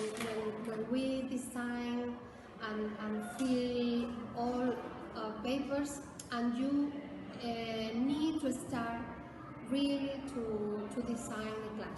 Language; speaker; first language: English; non-native, learner; Spanish